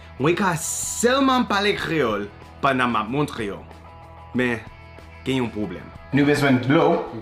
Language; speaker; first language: Haitian Creole; non-native, learner; English